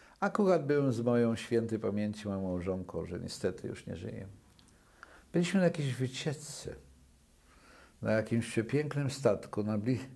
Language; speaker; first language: Polish; early bilingual, other home language; Yiddish